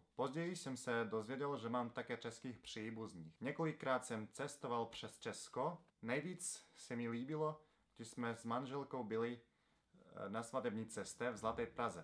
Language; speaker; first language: Czech; non-native, learner; Croatian